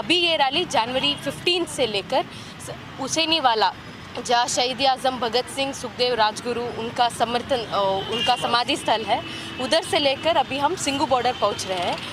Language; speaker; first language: Hindi; non-native, local second language; Kannada